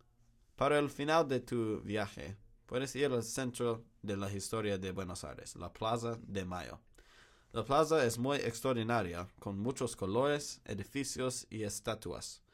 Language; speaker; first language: Spanish; non-native, learner; English